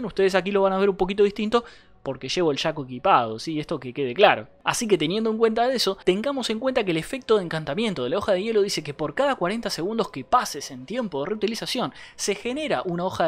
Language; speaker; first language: Spanish; native; Spanish